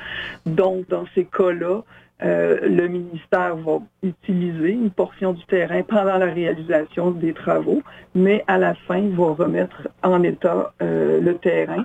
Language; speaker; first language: French; native; French